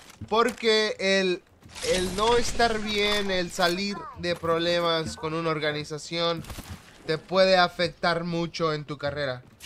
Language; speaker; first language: Spanish; early bilingual, heritage; Spanish